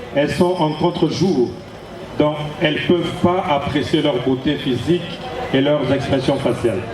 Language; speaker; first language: French; non-native, local second language; Lingala